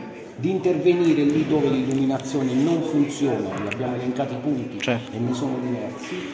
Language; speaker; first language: Italian; native; Italian